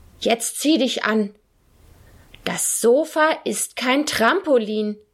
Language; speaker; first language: German; native; German